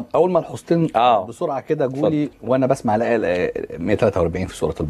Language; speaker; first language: Arabic; native; Arabic